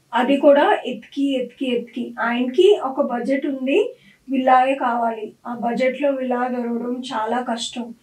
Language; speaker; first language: Telugu; non-native, local second language; Punjabi